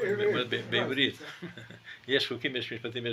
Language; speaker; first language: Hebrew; non-native, fluent; Russian